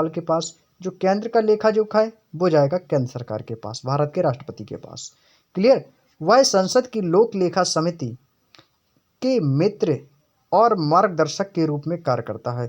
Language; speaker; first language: Hindi; native; Hindi